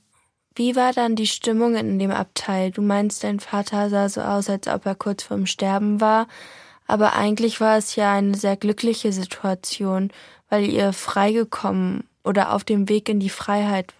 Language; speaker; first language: German; native; German